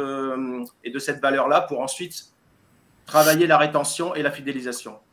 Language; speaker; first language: French; native; French